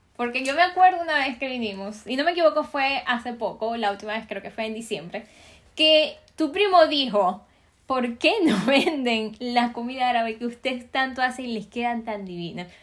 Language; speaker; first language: Spanish; native; Spanish